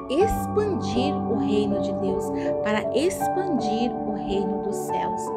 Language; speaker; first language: Portuguese; native; Portuguese